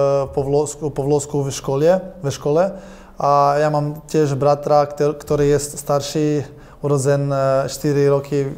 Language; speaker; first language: Polish; non-native, learner; Croatian